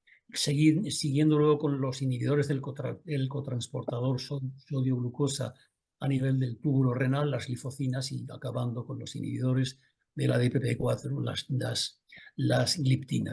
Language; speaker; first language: Spanish; native; Spanish